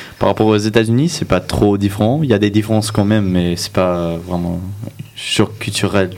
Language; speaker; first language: French; non-native, fluent; English